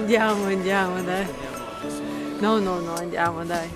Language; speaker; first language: Italian; non-native, fluent; Russian